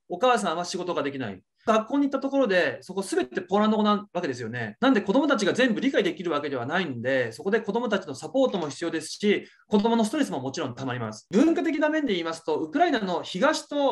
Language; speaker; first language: Japanese; native; Japanese